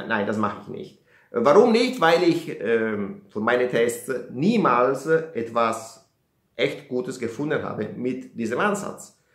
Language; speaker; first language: German; non-native, fluent; Italian